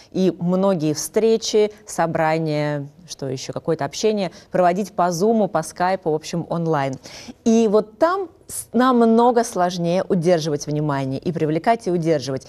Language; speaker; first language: Russian; native; Russian